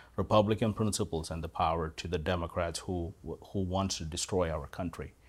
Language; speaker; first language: English; non-native, local second language; Malayalam